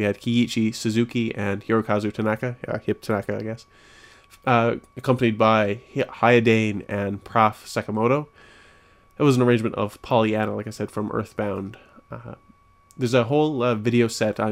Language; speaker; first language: English; native; English